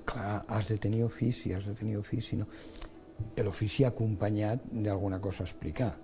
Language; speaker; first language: Catalan; non-native, local second language; Spanish